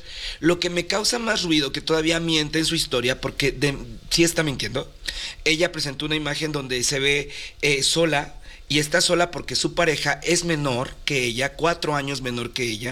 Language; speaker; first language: Spanish; native; Spanish